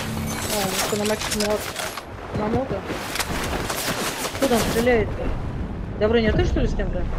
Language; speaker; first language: Russian; native; Russian